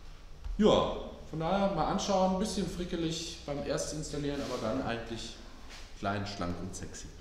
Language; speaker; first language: German; native; German